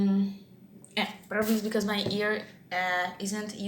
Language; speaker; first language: English; non-native, learner; Portuguese